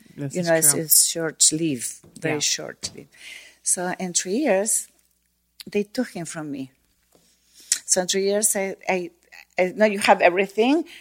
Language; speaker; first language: English; non-native, learner; Spanish